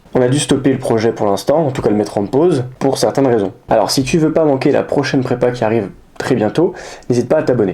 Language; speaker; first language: French; native; French